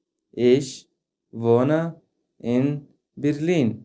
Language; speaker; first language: German; non-native, fluent; Pashto